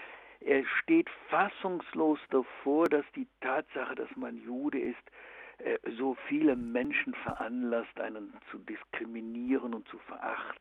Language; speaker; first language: German; native; German